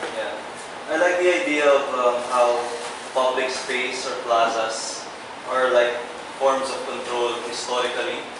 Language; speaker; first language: English; non-native, local second language; Filipino